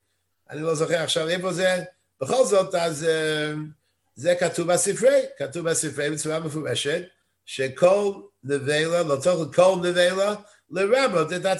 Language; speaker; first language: Hebrew; non-native, fluent; English